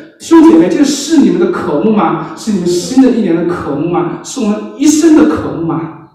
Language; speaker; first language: Chinese; native; Chinese